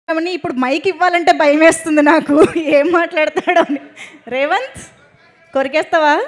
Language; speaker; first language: Telugu; native; Telugu